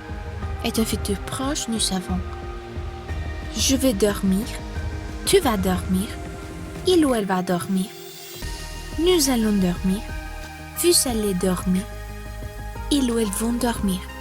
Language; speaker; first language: French; non-native, fluent; Spanish